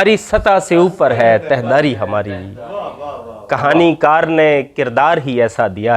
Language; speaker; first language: Urdu; native; Urdu